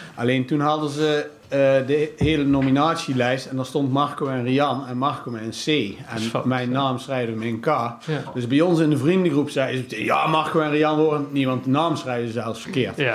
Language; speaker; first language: Dutch; native; Dutch